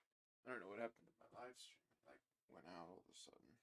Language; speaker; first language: English; native; English